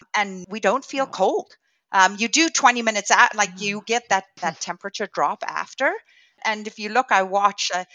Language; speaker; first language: English; native; English